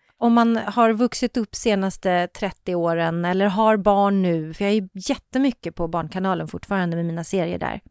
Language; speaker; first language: Swedish; native; Swedish